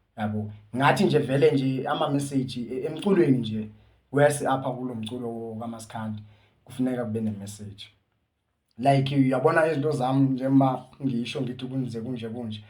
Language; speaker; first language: Zulu; native; Zulu